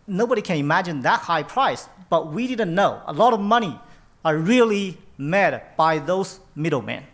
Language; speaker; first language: English; non-native, fluent; Chinese